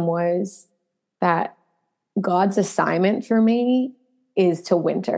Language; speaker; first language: English; native; English